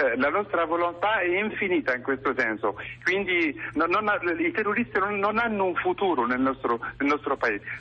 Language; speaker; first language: Italian; non-native, fluent; Arabic